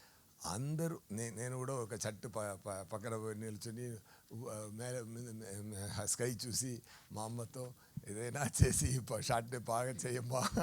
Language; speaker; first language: Telugu; non-native, learner; Tamil